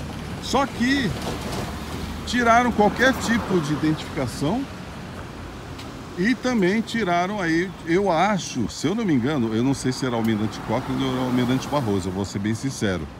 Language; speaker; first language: Portuguese; native; Portuguese